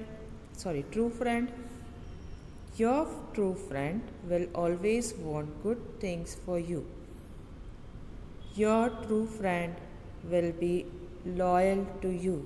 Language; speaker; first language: English; non-native, local second language; Hindi